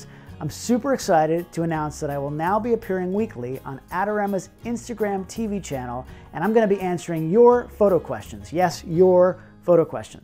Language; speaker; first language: English; native; English